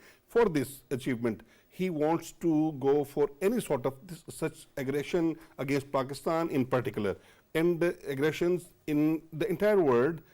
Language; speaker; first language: English; non-native, local second language; Urdu